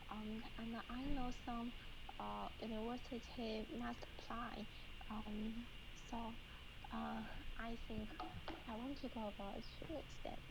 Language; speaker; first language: English; non-native, learner; Chinese